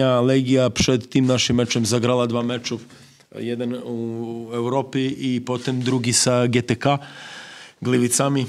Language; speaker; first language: Polish; non-native, fluent; Serbian